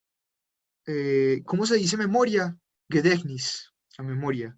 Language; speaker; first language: Spanish; native; Spanish